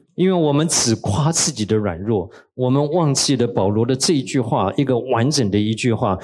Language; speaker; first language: Chinese; native; Chinese